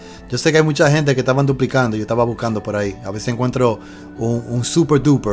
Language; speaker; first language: Spanish; early bilingual, heritage; Spanish